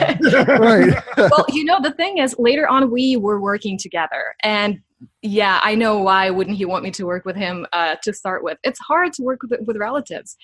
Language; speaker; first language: English; non-native, fluent; Ukrainian